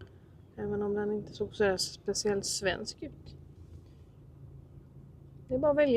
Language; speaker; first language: Swedish; native; Swedish